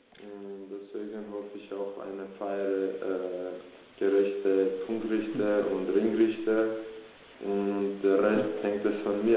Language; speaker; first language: German; early bilingual, other home language; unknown